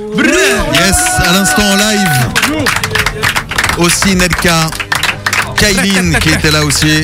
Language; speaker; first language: French; native; French